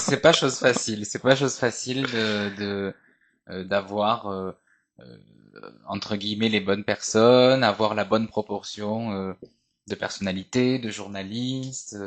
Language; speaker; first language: French; native; French